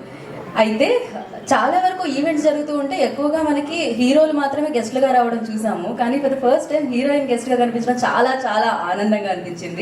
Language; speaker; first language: Telugu; native; Telugu